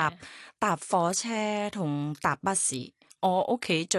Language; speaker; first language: Cantonese; non-native, learner; Thai